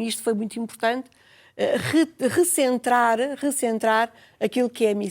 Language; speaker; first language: Portuguese; native; Portuguese